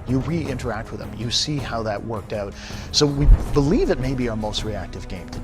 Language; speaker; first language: English; native; English